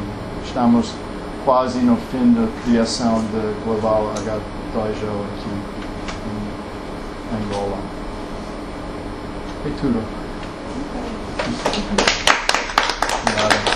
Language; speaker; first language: Portuguese; non-native, learner; English